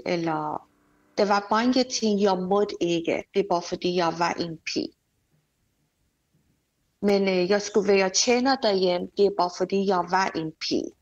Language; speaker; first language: Danish; non-native, fluent; Persian